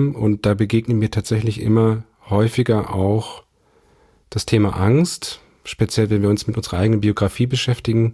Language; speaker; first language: German; native; German